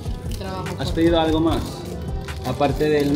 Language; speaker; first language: Spanish; non-native, fluent; Filipino